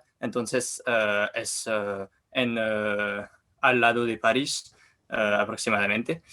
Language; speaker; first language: Spanish; non-native, learner; French